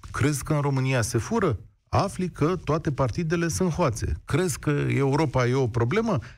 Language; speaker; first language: Romanian; native; Romanian